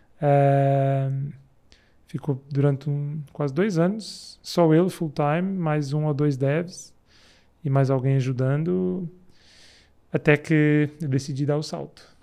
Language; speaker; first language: Portuguese; native; Portuguese